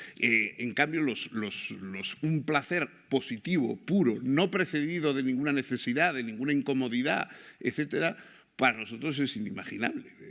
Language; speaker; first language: Spanish; native; Spanish